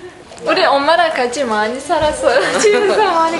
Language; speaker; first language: Korean; non-native, learner; Uzbek